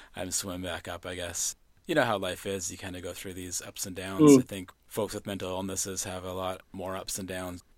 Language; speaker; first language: English; native; English